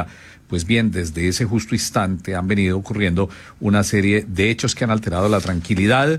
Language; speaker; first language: Spanish; native; Spanish